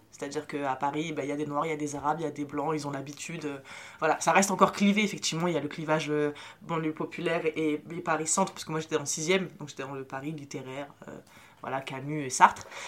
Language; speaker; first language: French; early bilingual, other home language; Arabic